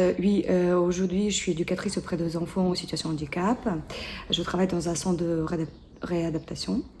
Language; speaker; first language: French; non-native, fluent; Ukrainian